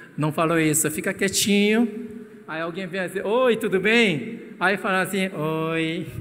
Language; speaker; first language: Portuguese; non-native, fluent; Korean